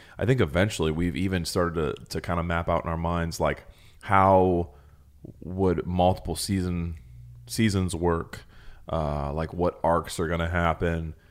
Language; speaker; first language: English; native; English